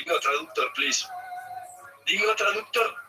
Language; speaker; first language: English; non-native, learner; Spanish